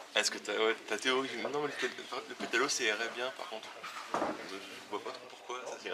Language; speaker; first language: French; native; French